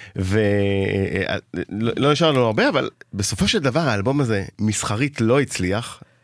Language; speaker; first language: Hebrew; native; Hebrew